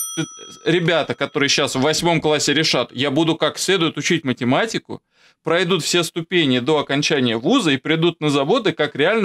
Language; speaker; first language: Russian; native; Russian